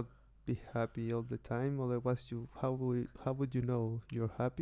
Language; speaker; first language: English; non-native, fluent; Spanish